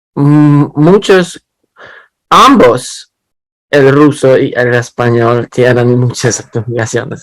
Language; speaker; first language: Spanish; non-native, learner; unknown